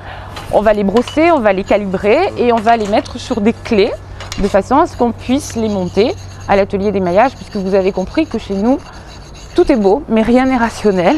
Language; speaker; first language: French; native; French